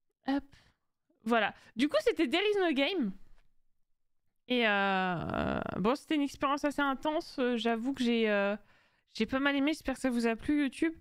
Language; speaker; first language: French; native; French